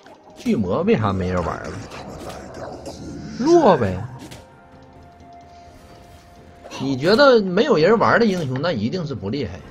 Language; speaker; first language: Chinese; native; Chinese